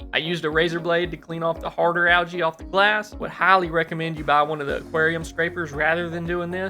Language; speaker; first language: English; native; English